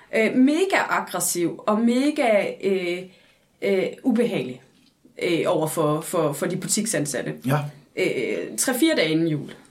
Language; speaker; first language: Danish; early bilingual, other home language; English